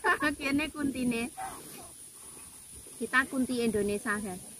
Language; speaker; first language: Chinese; non-native, learner; Indonesian